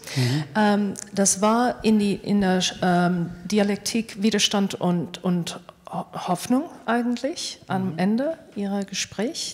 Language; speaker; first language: German; non-native, learner; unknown